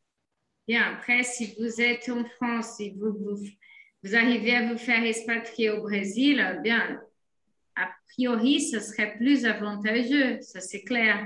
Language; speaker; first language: French; non-native, fluent; Portuguese